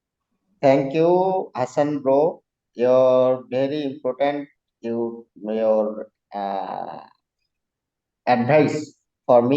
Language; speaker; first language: English; non-native, learner; Bangla